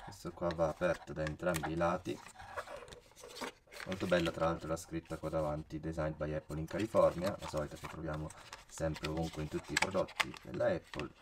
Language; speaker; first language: Italian; native; Italian